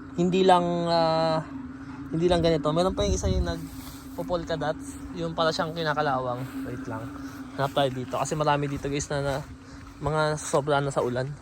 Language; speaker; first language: Filipino; native; Filipino